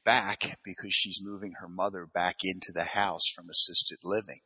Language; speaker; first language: English; native; English